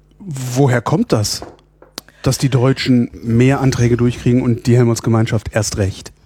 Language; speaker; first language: German; native; German